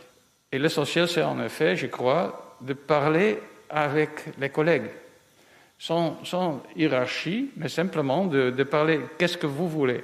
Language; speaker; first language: French; non-native, fluent; Dutch